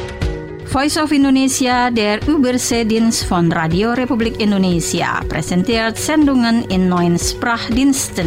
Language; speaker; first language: German; non-native, fluent; Indonesian